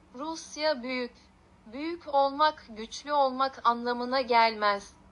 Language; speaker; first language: Turkish; non-native, fluent; Ukrainian